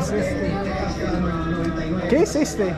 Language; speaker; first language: Spanish; non-native, learner; English